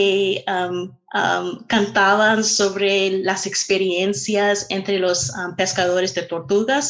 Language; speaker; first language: Spanish; non-native, fluent; English